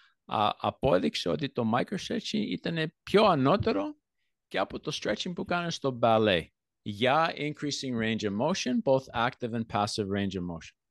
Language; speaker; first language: Greek; early bilingual, heritage; Greek